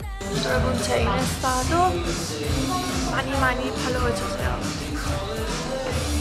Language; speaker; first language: Korean; non-native, fluent; Persian